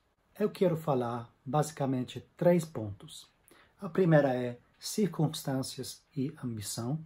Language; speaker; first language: Portuguese; non-native, fluent; English